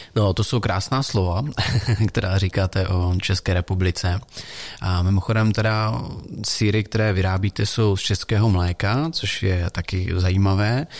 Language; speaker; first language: Czech; native; Czech